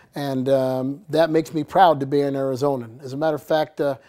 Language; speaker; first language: English; native; English